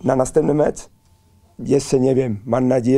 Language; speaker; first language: Polish; non-native, learner; Spanish